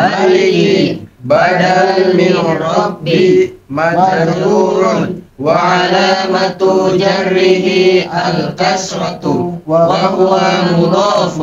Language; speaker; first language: Arabic; non-native, learner; Indonesian